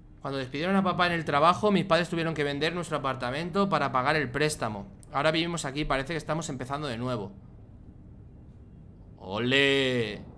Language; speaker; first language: Spanish; native; Spanish